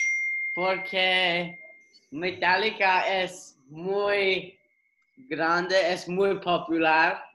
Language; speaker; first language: Spanish; non-native, learner; English